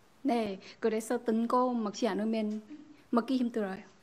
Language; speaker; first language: Korean; non-native, fluent; Vietnamese